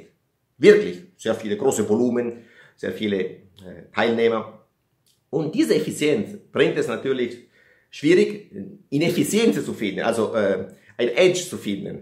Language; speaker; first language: German; non-native, fluent; Italian